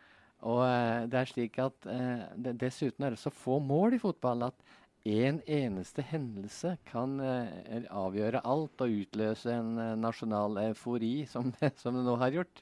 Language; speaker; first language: Norwegian; native; Norwegian